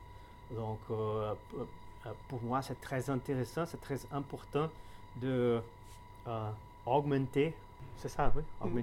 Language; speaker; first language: French; non-native, fluent; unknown